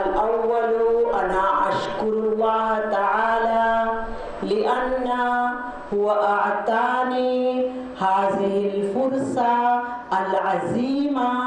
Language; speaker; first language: Arabic; non-native, learner; Urdu